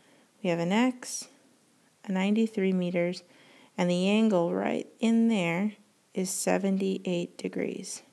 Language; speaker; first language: English; native; English